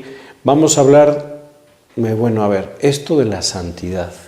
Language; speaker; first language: Spanish; native; Spanish